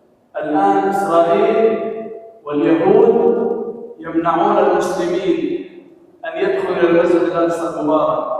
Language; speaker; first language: Arabic; native; Arabic